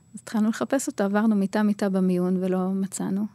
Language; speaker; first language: Hebrew; native; Hebrew